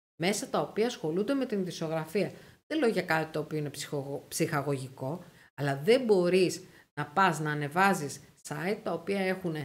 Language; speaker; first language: Greek; native; Greek